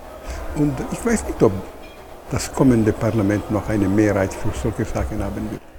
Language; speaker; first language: German; non-native, fluent; Italian